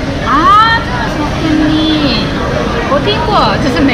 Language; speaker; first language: Chinese; non-native, fluent; Korean